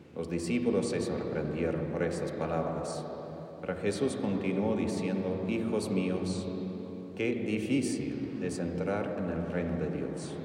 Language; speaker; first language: Spanish; non-native, fluent; English